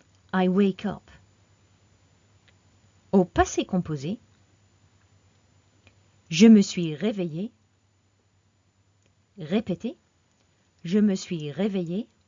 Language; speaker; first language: French; non-native, fluent; English